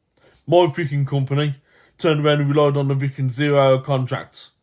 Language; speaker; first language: English; native; English